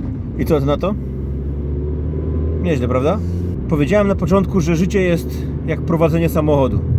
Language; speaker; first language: Polish; native; Polish